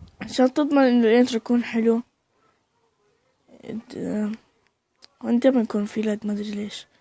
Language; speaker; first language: Arabic; native; Arabic